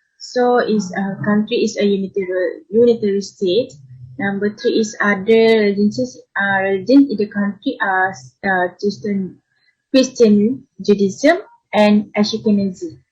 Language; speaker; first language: English; non-native, learner; Malay